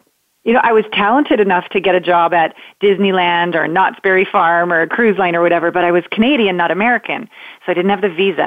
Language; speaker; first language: English; native; English